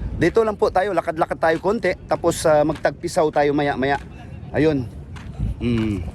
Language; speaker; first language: Filipino; non-native, local second language; Cebuano